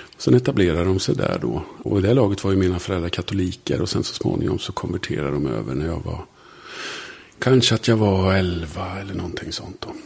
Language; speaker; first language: Swedish; early bilingual, other home language; German